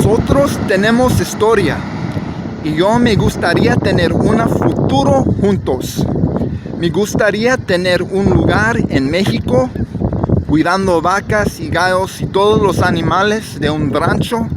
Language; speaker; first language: Spanish; early bilingual, heritage; English